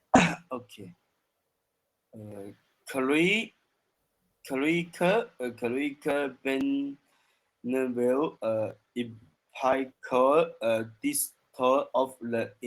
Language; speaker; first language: English; non-native, learner; Chinese